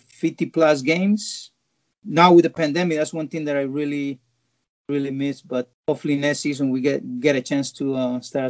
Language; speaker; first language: English; non-native, fluent; Spanish